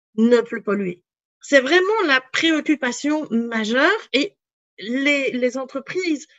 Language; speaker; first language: French; native; French